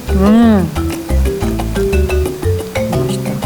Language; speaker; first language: Korean; non-native, fluent; English